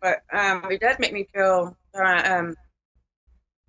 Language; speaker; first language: English; native; English